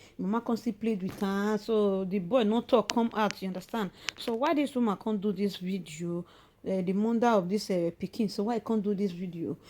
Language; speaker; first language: Nigerian Pidgin; native; Nigerian Pidgin